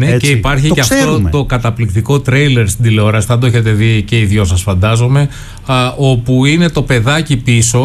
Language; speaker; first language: Greek; native; Greek